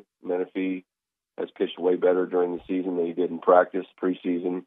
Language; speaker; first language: English; native; English